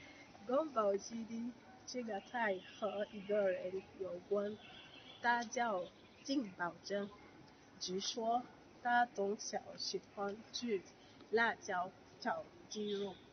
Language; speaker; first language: Chinese; non-native, learner; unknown